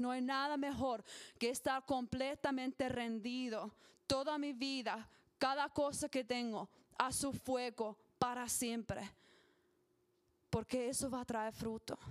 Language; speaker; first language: Spanish; non-native, learner; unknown